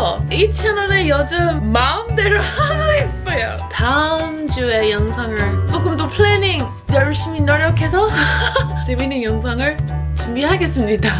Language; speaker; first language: Korean; non-native, fluent; English